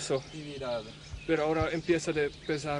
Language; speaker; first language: Spanish; non-native, fluent; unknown